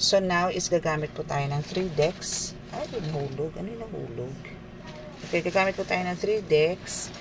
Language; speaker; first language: Filipino; native; Filipino